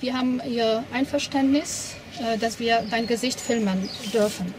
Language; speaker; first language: German; non-native, fluent; Polish